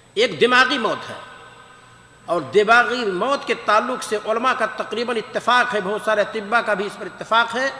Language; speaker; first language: Urdu; native; Urdu